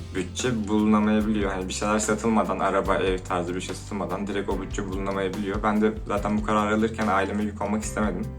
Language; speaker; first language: Turkish; native; Turkish